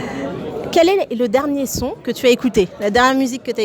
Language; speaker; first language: French; native; French